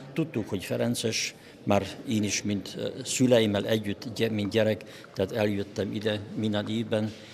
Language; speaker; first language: Hungarian; non-native, local second language; German